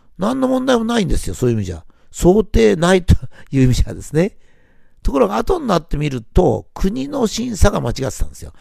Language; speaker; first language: Japanese; native; Japanese